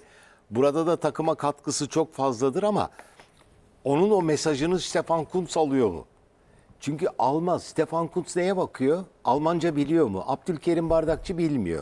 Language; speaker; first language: Turkish; native; Turkish